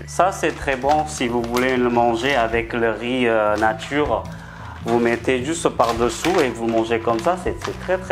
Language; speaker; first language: French; non-native, fluent; Indonesian